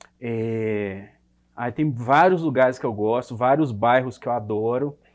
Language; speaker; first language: Portuguese; native; Portuguese